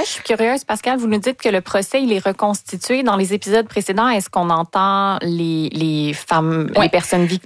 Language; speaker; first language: French; native; French